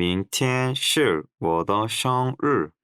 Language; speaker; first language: Chinese; non-native, learner; Korean